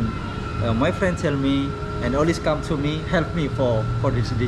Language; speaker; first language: English; non-native, learner; Indonesian